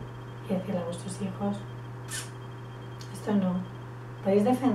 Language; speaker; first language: Spanish; native; Spanish